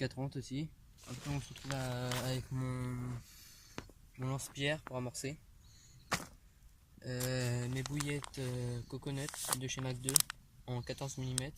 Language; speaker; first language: French; native; French